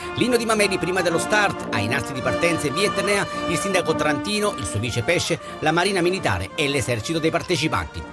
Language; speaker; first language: Italian; native; Italian